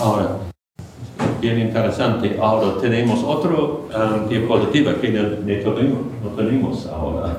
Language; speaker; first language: Spanish; non-native, fluent; English